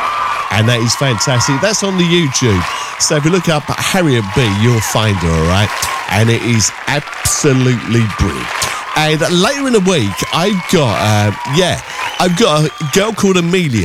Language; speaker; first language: English; native; English